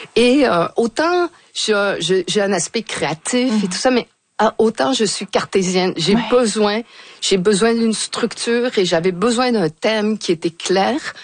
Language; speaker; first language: French; native; French